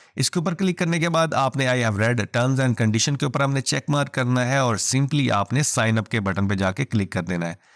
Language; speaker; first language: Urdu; native; Urdu